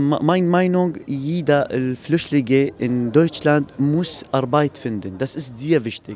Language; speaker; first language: German; non-native, learner; Arabic